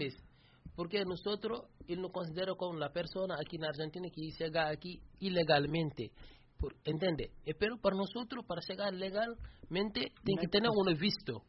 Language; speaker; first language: Spanish; non-native, learner; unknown